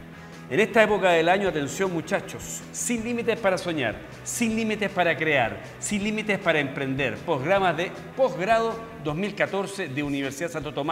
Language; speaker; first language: Spanish; native; Spanish